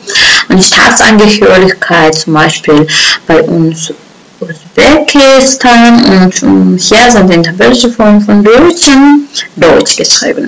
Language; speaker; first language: German; non-native, fluent; Uzbek